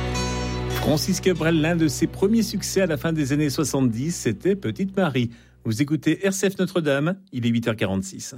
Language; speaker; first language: French; native; French